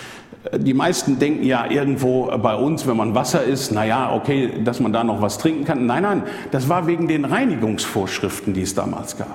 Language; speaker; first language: German; native; German